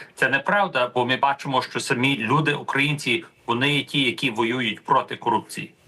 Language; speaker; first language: Ukrainian; early bilingual, heritage; Ukrainian